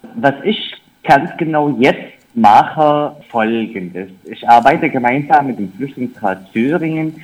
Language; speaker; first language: German; non-native, fluent; Arabic